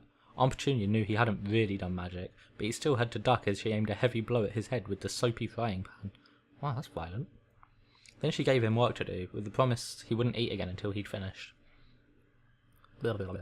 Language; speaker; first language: English; native; English